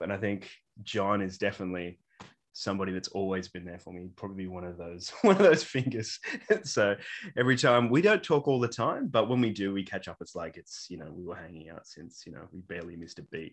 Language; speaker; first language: English; native; English